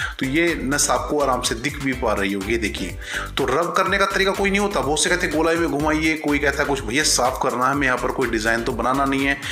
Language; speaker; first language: Hindi; native; Hindi